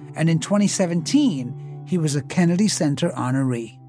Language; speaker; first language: English; native; English